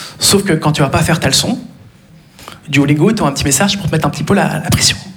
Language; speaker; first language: French; native; French